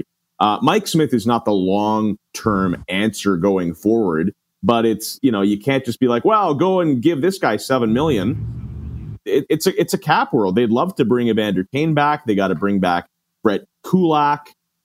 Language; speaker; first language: English; native; English